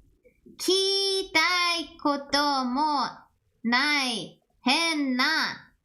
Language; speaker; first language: Japanese; non-native, learner; English